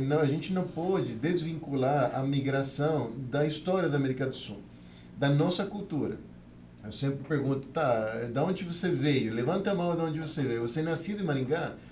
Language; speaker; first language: Portuguese; non-native, fluent; Spanish